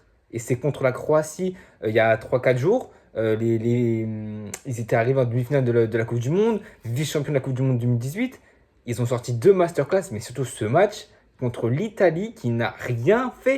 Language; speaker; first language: French; native; French